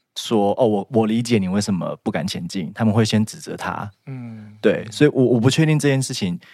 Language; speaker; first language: Chinese; native; Chinese